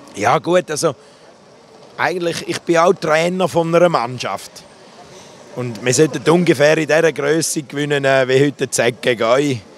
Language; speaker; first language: German; native; German